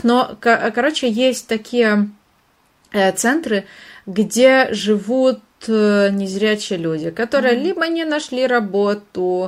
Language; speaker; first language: Russian; non-native, fluent; Hungarian